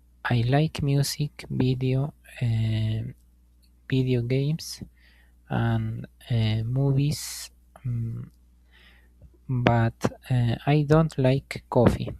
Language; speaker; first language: English; non-native, learner; Spanish